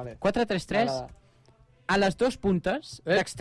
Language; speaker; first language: Catalan; native; Catalan